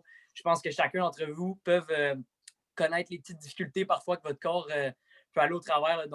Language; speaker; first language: French; native; French